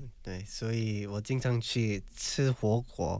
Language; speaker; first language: Chinese; non-native, fluent; Korean